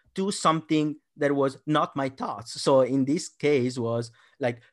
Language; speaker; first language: English; non-native, fluent; Italian